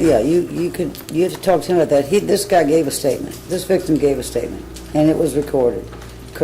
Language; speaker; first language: English; native; English